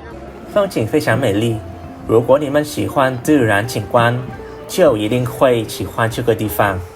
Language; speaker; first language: Chinese; non-native, learner; Vietnamese